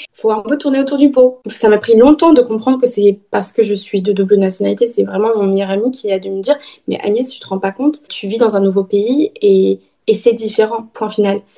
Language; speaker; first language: French; early bilingual, heritage; French